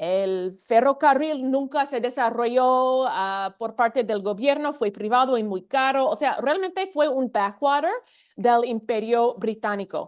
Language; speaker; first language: Spanish; non-native, fluent; English